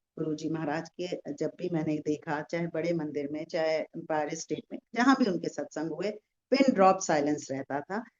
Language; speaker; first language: Hindi; native; Hindi